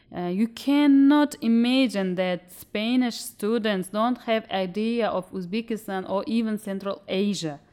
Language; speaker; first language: English; non-native, fluent; Uzbek